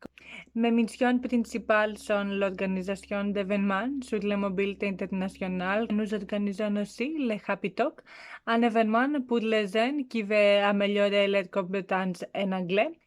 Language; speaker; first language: French; non-native, learner; Greek